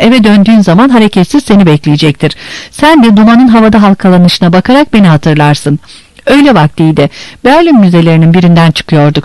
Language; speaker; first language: Turkish; native; Turkish